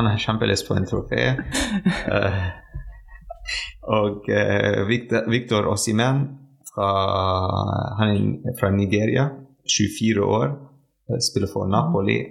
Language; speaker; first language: Norwegian; non-native, fluent; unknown